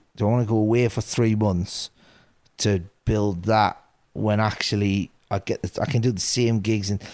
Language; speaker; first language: English; native; English